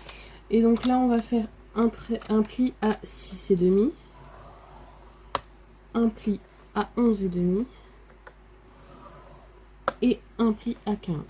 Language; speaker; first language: French; native; French